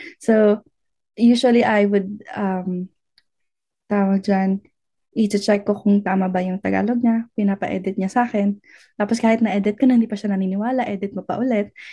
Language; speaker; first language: Filipino; native; Filipino